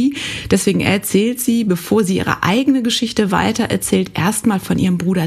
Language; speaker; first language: German; native; German